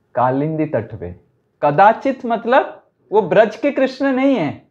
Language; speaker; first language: Hindi; non-native, local second language; Odia